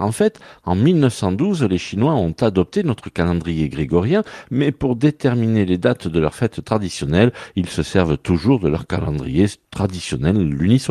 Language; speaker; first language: French; native; French